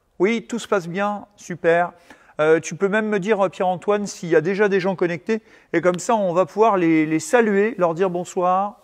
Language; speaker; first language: French; native; French